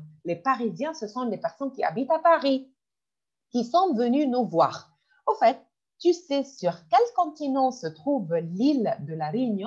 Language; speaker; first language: French; non-native, fluent; Arabic